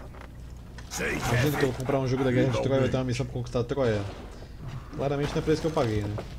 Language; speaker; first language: Portuguese; native; Portuguese